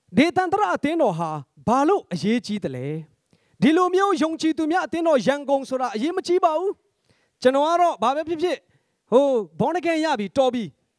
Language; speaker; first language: Burmese; non-native, local second language; Hakha Chin